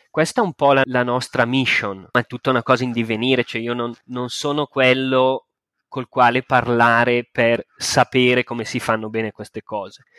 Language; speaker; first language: Italian; native; Italian